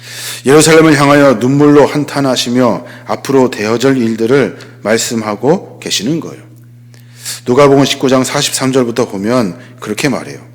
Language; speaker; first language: Korean; native; Korean